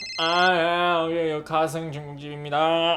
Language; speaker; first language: Korean; native; Korean